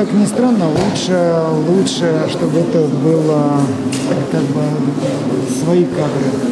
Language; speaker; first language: Russian; native; Russian